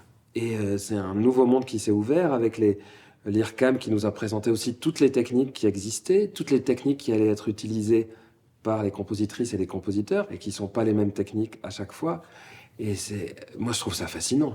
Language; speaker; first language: French; native; French